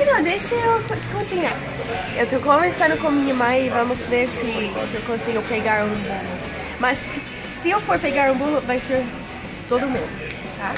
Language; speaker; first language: Portuguese; non-native, fluent; English